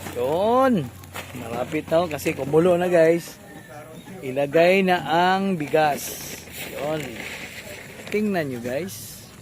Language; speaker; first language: Filipino; non-native, local second language; Cebuano